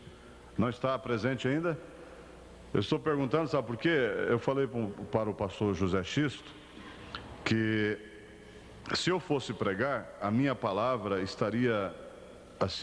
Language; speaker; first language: Portuguese; native; Portuguese